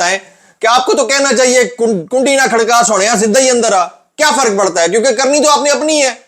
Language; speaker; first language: Urdu; native; Urdu